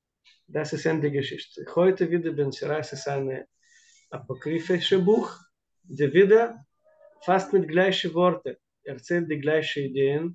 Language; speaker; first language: German; non-native, fluent; Russian